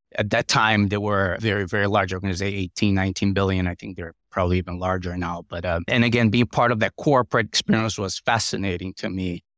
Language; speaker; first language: English; non-native, fluent; Portuguese